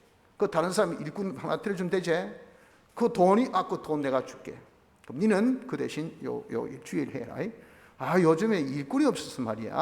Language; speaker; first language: Korean; native; Korean